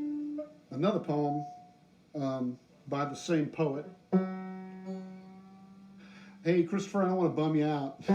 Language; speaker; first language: English; native; English